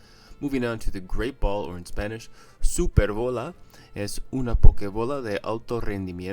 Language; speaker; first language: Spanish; non-native, fluent; English